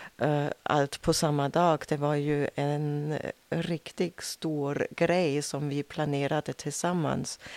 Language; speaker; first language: Swedish; native; Swedish